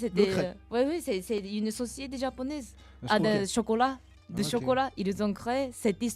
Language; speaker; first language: French; non-native, fluent; Japanese